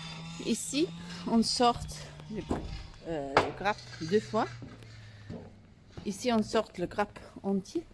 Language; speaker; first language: French; non-native, learner; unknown